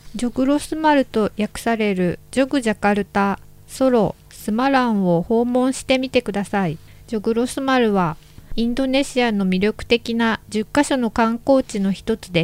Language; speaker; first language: Japanese; non-native, fluent; Indonesian